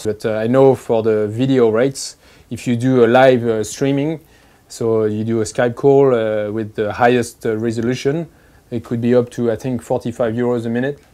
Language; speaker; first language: English; non-native, fluent; French